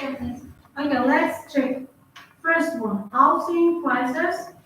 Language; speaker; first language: English; non-native, fluent; Uzbek